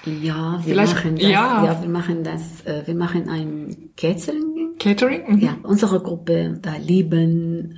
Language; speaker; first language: German; non-native, learner; Arabic